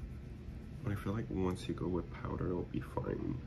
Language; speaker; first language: English; native; English